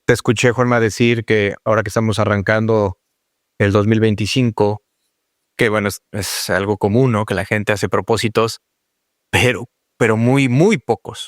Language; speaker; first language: Spanish; native; Spanish